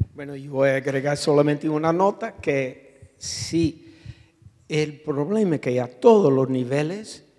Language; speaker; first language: Spanish; non-native, fluent; English